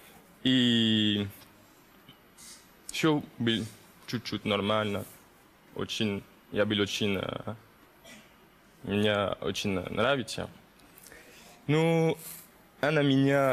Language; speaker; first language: Russian; early bilingual, heritage; French